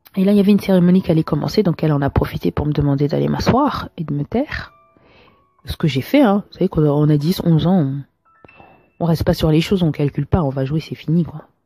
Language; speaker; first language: French; early bilingual, other home language; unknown